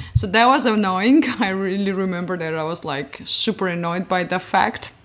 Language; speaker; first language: English; non-native, fluent; Georgian